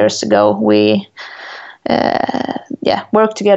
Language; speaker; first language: English; non-native, fluent; Swedish